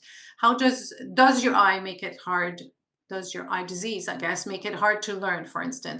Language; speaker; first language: English; non-native, local second language; French